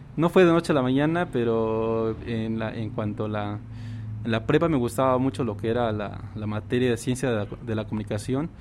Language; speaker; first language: Spanish; non-native, local second language; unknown